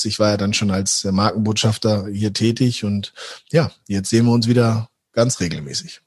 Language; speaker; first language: German; native; German